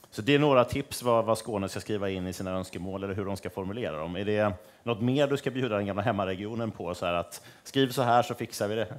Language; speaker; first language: Swedish; native; Swedish